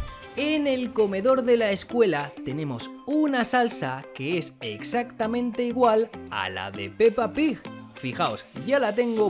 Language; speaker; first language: Spanish; native; Spanish